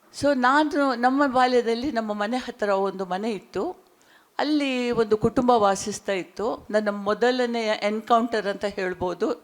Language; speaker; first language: Kannada; non-native, local second language; Konkani